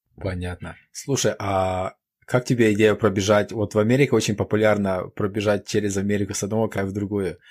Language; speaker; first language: Russian; non-native, local second language; Ukrainian